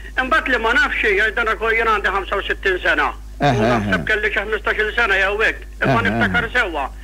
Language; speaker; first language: Maltese; native; Maltese